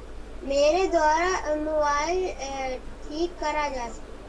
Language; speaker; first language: Hindi; native; Hindi